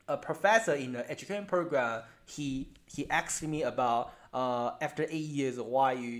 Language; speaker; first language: English; non-native, learner; Chinese